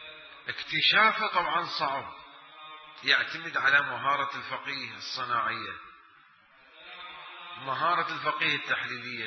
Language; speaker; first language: Arabic; native; Arabic